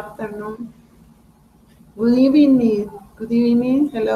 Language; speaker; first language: English; non-native, learner; Spanish